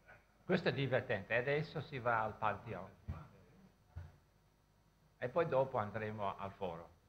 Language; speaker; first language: Italian; non-native, fluent; English